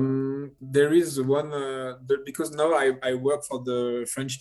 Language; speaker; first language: English; non-native, learner; French